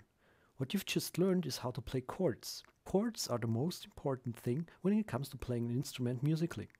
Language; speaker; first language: English; non-native, fluent; German